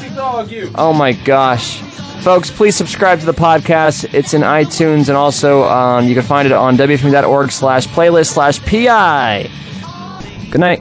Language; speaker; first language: English; native; English